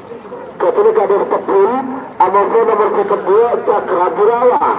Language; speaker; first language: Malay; non-native, local second language; Madurese